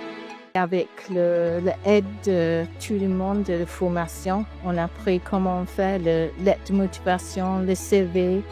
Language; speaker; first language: French; non-native, learner; English